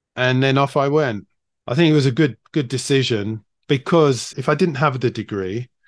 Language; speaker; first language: English; native; English